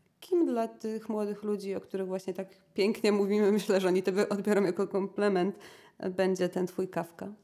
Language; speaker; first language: Polish; native; Polish